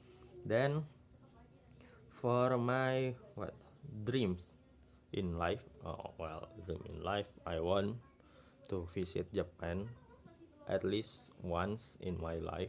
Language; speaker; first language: English; non-native, learner; Indonesian